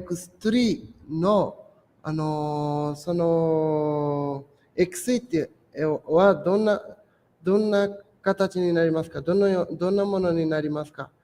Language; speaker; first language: Japanese; non-native, fluent; Portuguese